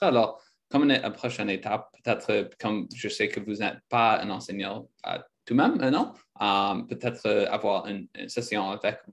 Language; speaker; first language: French; non-native, fluent; English